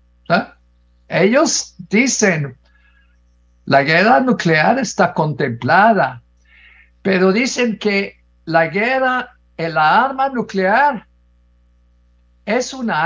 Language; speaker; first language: Spanish; non-native, fluent; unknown